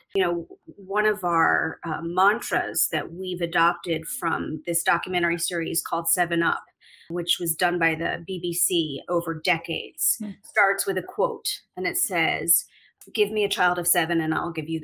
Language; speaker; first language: English; native; English